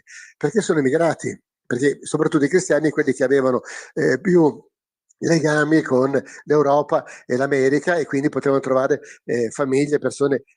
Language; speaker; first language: Italian; native; Italian